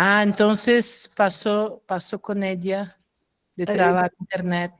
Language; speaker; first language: Spanish; non-native, fluent; Portuguese